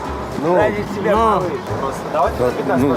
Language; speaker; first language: Russian; non-native, local second language; Uzbek